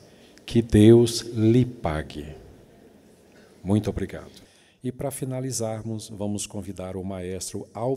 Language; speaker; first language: Portuguese; native; Portuguese